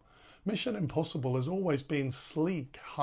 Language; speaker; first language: English; native; English